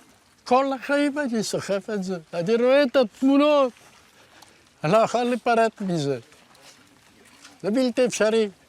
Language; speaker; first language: Hebrew; non-native, fluent; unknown